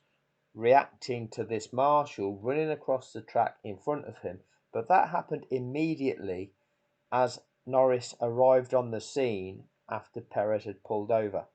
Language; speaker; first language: English; native; English